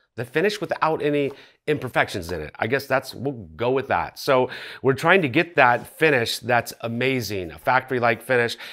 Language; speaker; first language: English; native; English